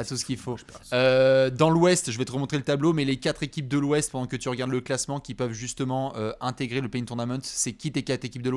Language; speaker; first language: French; native; French